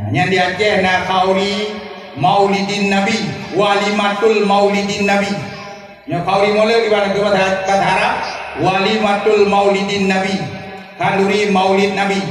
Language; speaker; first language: Malay; non-native, local second language; Achinese